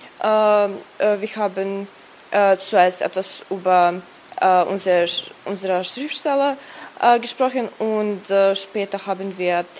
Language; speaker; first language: German; non-native, learner; Serbian